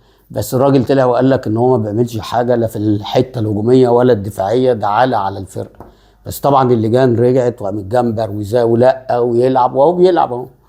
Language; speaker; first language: Arabic; native; Arabic